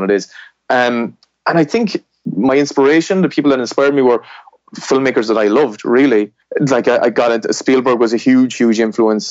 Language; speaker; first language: English; native; English